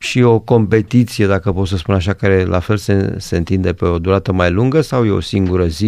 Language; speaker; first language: Romanian; native; Romanian